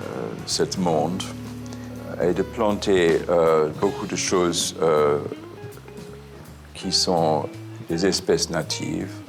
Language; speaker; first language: French; non-native, fluent; English